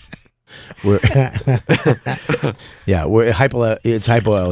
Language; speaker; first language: English; native; English